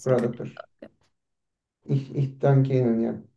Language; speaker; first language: German; non-native, learner; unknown